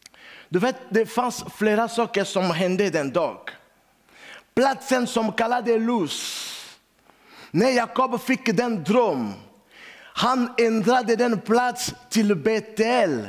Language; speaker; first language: Swedish; non-native, learner; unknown